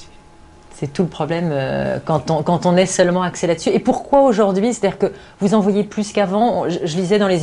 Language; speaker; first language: French; native; French